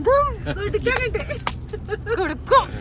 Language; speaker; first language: Malayalam; non-native, learner; Hindi